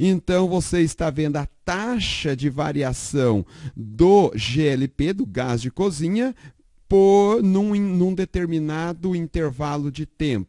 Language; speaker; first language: Portuguese; native; Portuguese